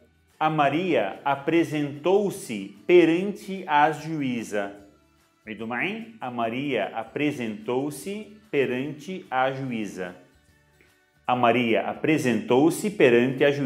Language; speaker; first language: Portuguese; non-native, fluent; Arabic